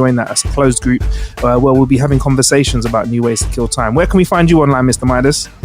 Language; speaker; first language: English; native; English